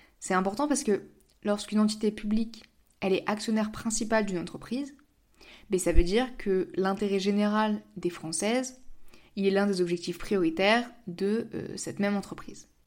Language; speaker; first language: French; native; French